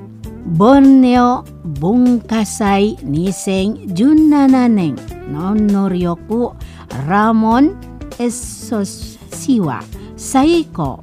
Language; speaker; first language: Japanese; non-native, learner; Indonesian